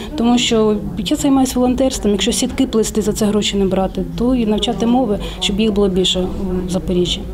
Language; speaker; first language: Ukrainian; native; Ukrainian